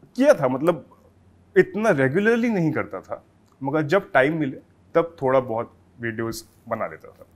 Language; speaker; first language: Hindi; native; Hindi